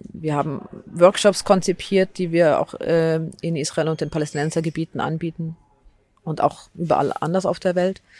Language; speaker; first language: German; native; German